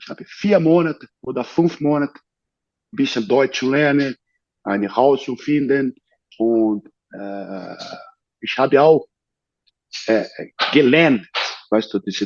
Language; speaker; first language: German; non-native, learner; Portuguese